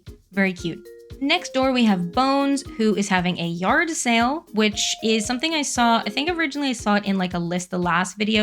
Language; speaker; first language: English; native; English